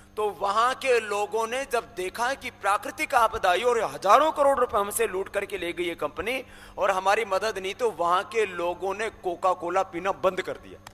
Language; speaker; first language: Hindi; native; Hindi